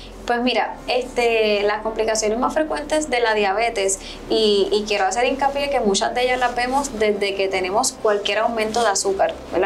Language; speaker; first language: Spanish; native; Spanish